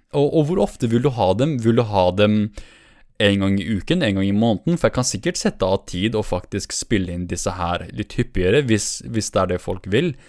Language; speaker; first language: Norwegian; native; Norwegian